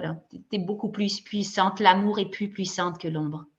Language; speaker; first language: French; native; French